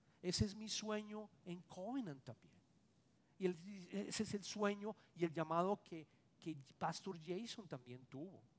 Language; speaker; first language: Spanish; native; Spanish